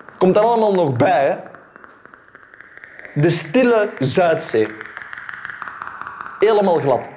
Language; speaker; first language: Dutch; native; Dutch